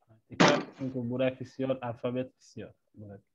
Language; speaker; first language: Turkish; non-native, learner; French